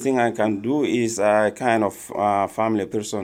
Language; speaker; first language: English; non-native, learner; Arabic